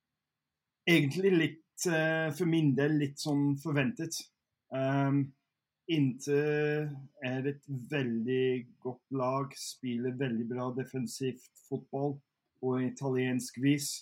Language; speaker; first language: Norwegian; non-native, fluent; English